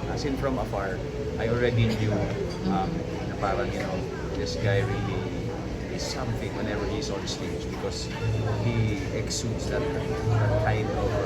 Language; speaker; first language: English; non-native, local second language; Filipino